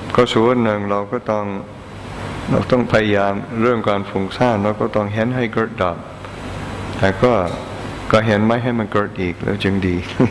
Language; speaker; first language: Thai; non-native, fluent; English